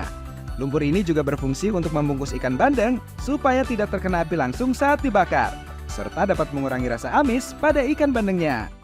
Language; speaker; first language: Indonesian; native; Indonesian